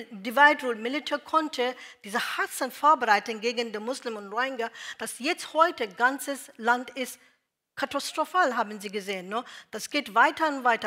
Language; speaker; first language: German; non-native, learner; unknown